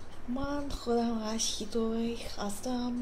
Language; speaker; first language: Persian; non-native, learner; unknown